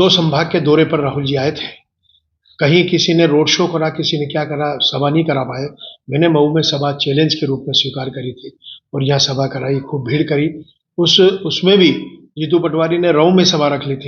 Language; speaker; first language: Hindi; native; Hindi